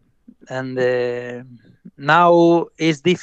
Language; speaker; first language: English; non-native, fluent; Spanish